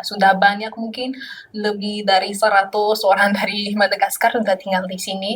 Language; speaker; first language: Indonesian; non-native, learner; Malagasy